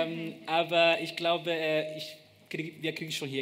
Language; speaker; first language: German; non-native, fluent; Portuguese